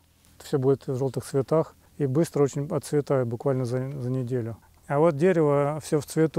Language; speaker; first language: Russian; native; Russian